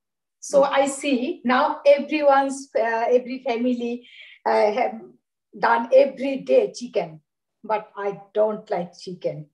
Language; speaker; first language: English; non-native, learner; Bangla